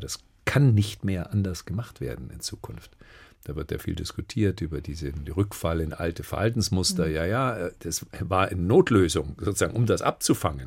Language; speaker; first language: German; native; German